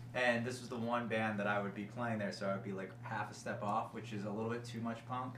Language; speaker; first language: English; native; English